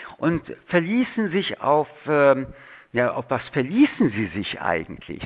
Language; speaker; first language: German; early bilingual, other home language; French